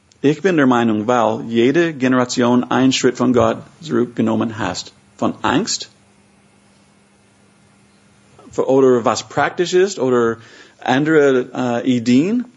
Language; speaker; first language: German; non-native, fluent; English